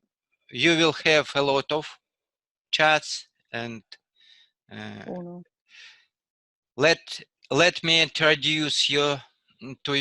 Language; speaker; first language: English; non-native, learner; Russian